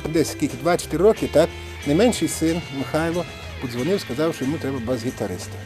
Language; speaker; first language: Ukrainian; native; Ukrainian